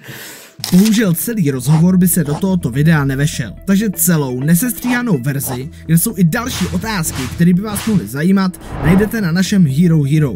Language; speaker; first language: Czech; native; Czech